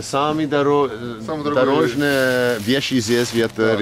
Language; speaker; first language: Russian; non-native, learner; English